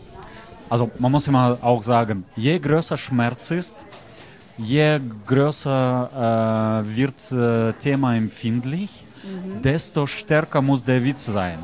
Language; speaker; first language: German; non-native, fluent; Russian